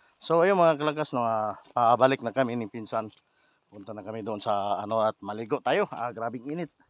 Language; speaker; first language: Filipino; non-native, local second language; Hiligaynon